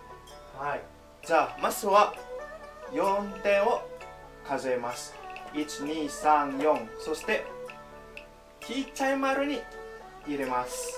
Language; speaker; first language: Japanese; non-native, fluent; Indonesian